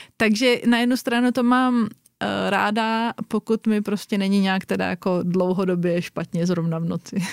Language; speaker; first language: Czech; native; Czech